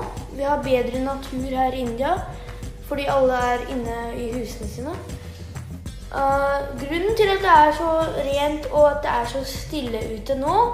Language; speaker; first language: Norwegian; early bilingual, heritage; Norwegian